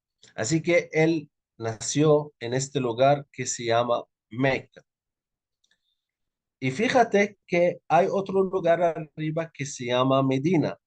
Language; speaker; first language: Spanish; non-native, fluent; Arabic